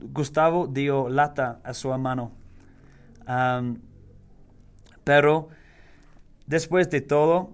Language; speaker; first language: Spanish; non-native, learner; English